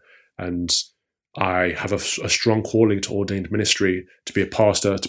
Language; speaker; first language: English; native; English